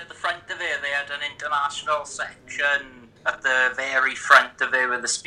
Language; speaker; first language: English; native; English